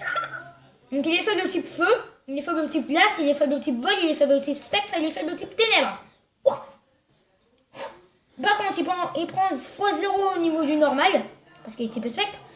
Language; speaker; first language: French; native; French